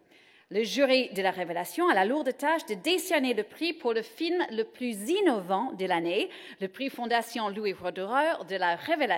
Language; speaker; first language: French; native; French